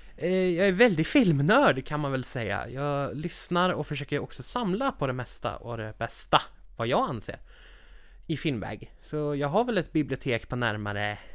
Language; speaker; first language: Swedish; native; Swedish